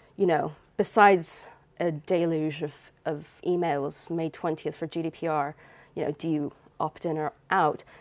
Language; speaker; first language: English; native; English